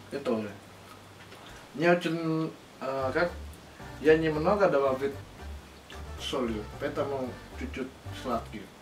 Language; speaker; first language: Russian; non-native, learner; Indonesian